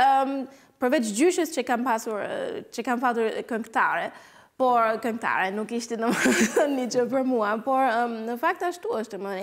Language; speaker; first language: Albanian; non-native, fluent; German